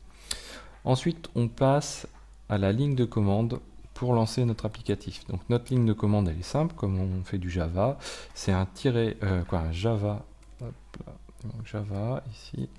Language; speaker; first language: French; native; French